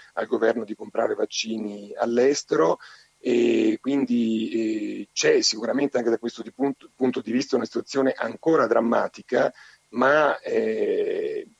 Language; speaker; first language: Italian; non-native, fluent; Spanish